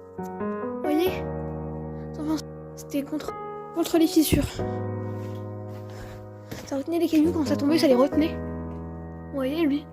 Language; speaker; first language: French; native; French